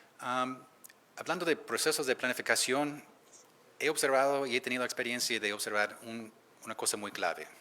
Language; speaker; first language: Spanish; non-native, fluent; English